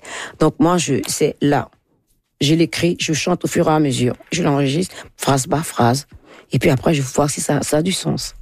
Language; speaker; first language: French; non-native, local second language; Fon